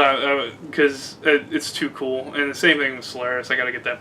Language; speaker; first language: English; native; English